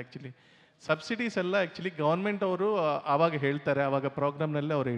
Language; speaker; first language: Kannada; non-native, local second language; Telugu